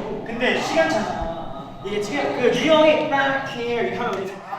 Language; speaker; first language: Korean; native; Korean